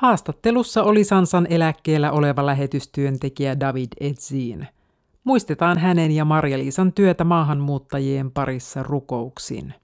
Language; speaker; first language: Finnish; native; Finnish